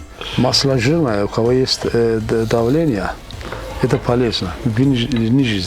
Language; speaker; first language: Russian; non-native, learner; Azerbaijani